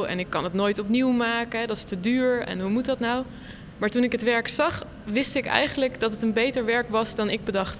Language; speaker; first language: Dutch; native; Dutch